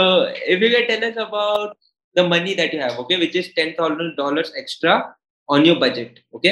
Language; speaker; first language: English; non-native, local second language; Hindi